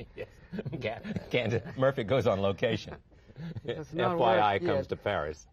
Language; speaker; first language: English; non-native, fluent; French